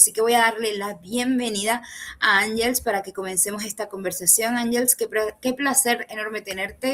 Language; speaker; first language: Spanish; native; Spanish